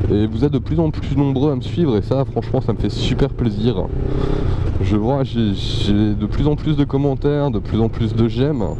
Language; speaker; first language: French; native; French